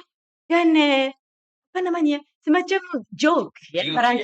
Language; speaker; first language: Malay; non-native, fluent; Japanese